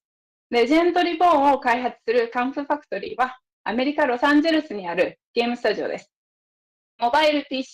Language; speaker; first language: Japanese; native; Japanese